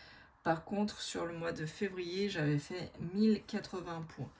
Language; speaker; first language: French; native; French